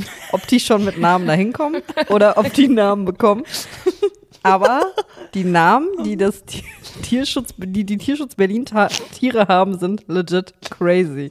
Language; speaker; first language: German; native; German